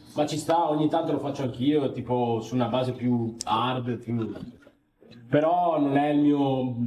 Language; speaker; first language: Italian; native; Italian